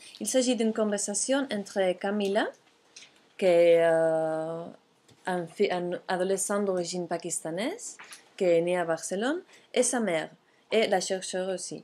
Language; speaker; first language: French; non-native, fluent; Catalan